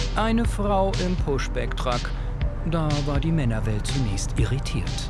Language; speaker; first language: German; native; German